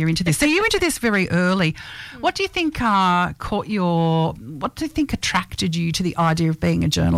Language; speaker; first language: English; native; English